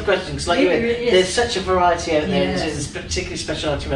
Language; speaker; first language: English; native; English